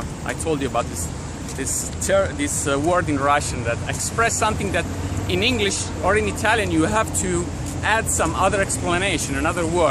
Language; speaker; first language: English; non-native, fluent; Italian